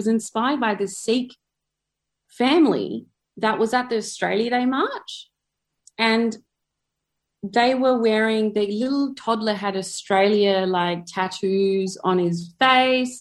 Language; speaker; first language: English; native; English